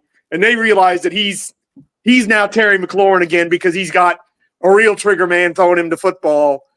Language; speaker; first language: English; native; English